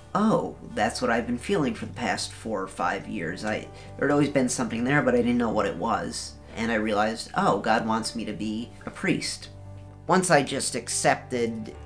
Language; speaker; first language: English; native; English